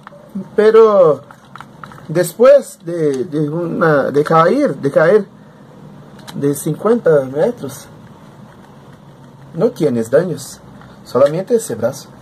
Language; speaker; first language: Spanish; non-native, learner; Portuguese